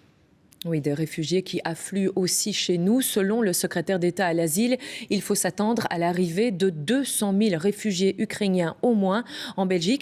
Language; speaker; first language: French; native; French